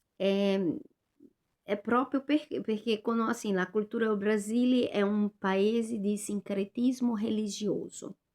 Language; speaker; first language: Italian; non-native, fluent; Portuguese